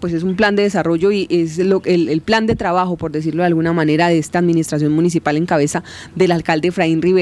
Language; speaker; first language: Spanish; native; Spanish